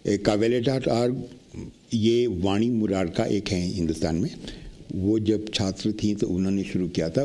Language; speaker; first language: Hindi; native; Hindi